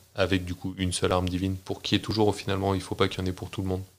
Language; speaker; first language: French; native; French